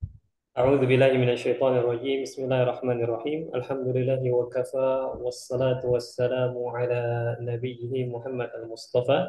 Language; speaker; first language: Arabic; non-native, fluent; Indonesian